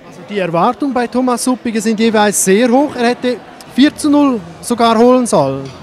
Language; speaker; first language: German; native; German